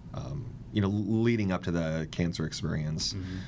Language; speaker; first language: English; native; English